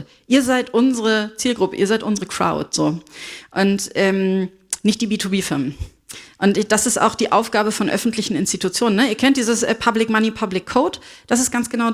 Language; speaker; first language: German; native; German